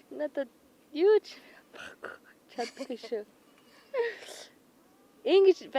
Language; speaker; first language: Mongolian; non-native, learner; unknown